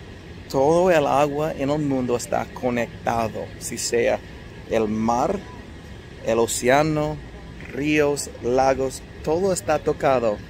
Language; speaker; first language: Spanish; non-native, fluent; English